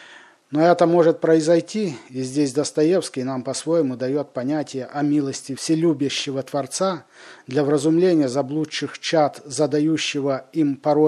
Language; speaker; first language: Russian; native; Russian